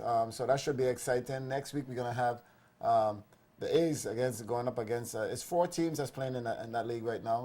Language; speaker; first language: English; native; English